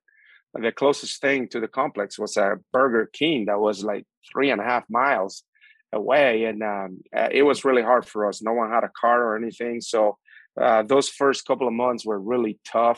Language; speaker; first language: English; non-native, fluent; Spanish